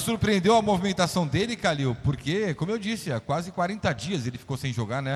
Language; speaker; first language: Portuguese; native; Portuguese